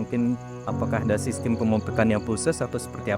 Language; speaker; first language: Indonesian; native; Indonesian